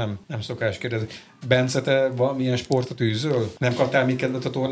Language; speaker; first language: Hungarian; native; Hungarian